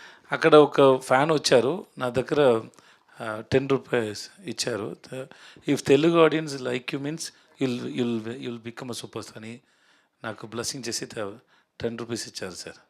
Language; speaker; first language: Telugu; non-native, learner; Tamil